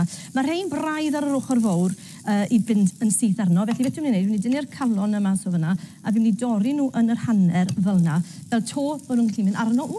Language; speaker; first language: Welsh; native; Welsh